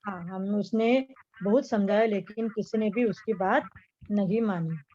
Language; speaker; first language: Hindi; non-native, local second language; Marathi